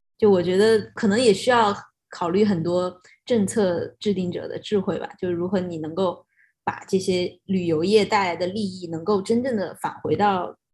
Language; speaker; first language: Chinese; native; Chinese